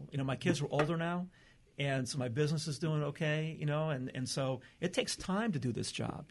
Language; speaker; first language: English; early bilingual, other home language; Portuguese